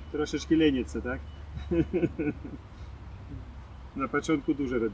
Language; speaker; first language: Polish; non-native, learner; Belarusian